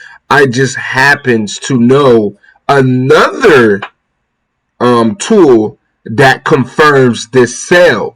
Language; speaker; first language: English; native; English